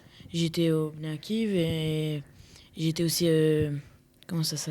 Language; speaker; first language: French; early bilingual, heritage; French